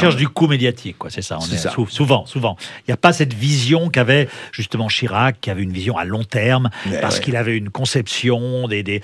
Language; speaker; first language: French; native; French